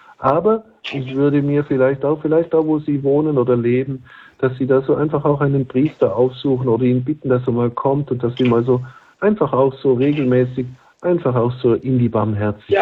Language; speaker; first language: German; native; German